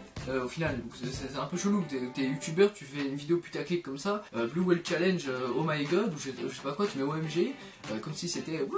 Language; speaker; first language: French; native; French